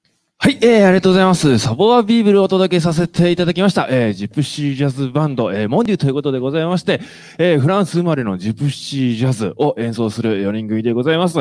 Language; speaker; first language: Japanese; native; Japanese